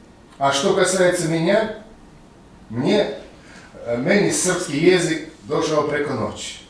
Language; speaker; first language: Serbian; non-native, fluent; Russian